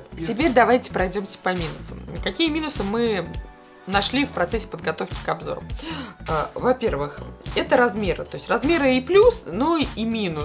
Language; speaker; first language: Russian; native; Russian